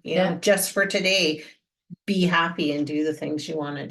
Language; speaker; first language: English; native; English